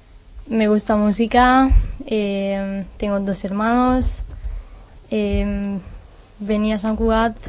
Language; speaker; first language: Spanish; non-native, learner; Hebrew